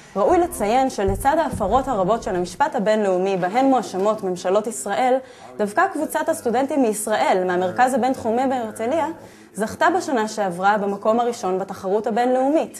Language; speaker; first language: Hebrew; native; Hebrew